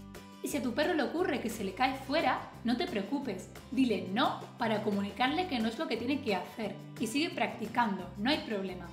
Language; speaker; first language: Spanish; native; Spanish